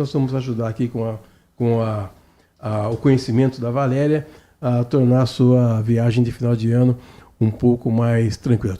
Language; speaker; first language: Portuguese; native; Portuguese